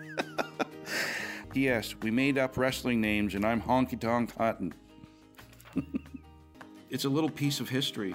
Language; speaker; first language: English; native; English